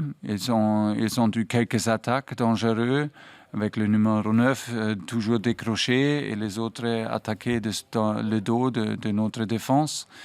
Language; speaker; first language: French; non-native, fluent; German